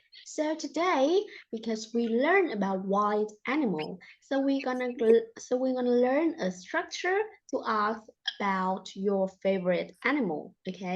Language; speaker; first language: English; non-native, fluent; Vietnamese